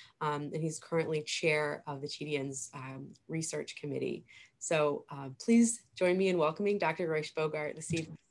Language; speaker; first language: English; native; English